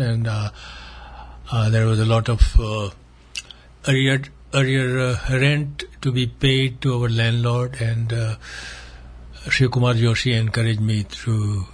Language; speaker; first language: English; non-native, local second language; Gujarati